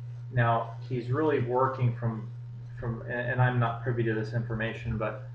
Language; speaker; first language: English; native; English